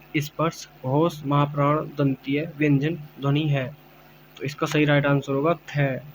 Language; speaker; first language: Hindi; native; Hindi